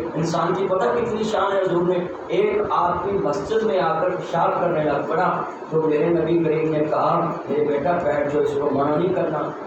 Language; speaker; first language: Urdu; non-native, local second language; Punjabi